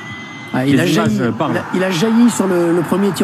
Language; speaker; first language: French; native; French